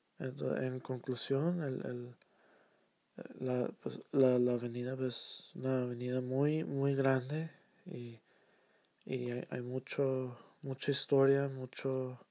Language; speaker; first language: Spanish; early bilingual, heritage; Spanish